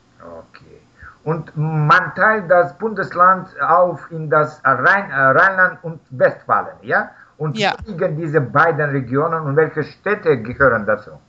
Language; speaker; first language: German; non-native, learner; Russian